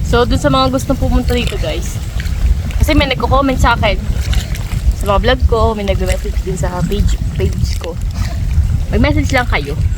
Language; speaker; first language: Filipino; non-native, local second language; Bikol